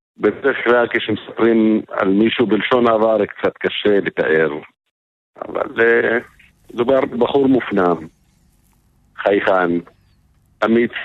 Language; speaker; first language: Hebrew; non-native, local second language; Arabic